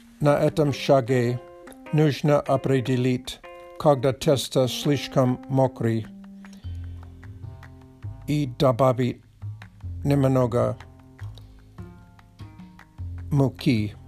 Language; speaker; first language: Russian; non-native, learner; English